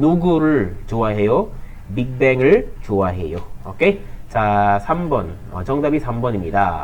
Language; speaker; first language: Korean; non-native, fluent; Filipino